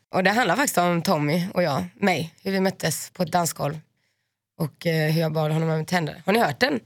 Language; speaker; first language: Swedish; native; Swedish